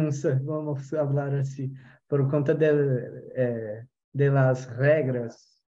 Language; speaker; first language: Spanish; non-native, local second language; Portuguese